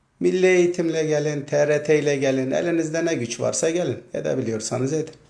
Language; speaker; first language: Turkish; non-native, local second language; Zaza